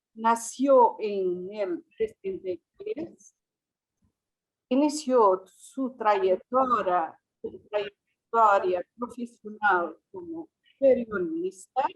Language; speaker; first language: Spanish; non-native, fluent; Portuguese